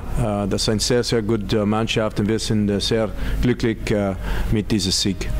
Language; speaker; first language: German; non-native, learner; English